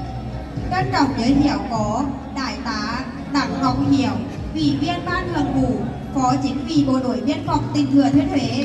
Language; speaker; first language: Vietnamese; native; Vietnamese